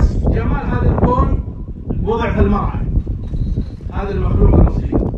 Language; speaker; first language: Arabic; native; Arabic